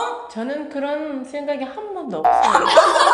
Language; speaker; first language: Korean; non-native, fluent; Russian